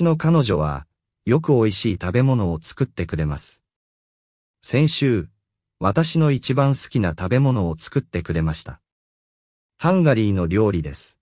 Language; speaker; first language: Japanese; non-native, fluent; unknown